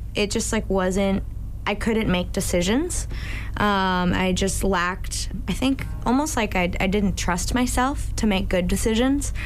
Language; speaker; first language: English; native; English